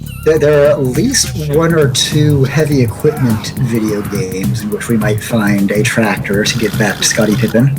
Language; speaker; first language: English; native; English